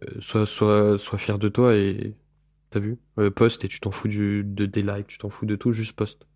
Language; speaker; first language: French; native; French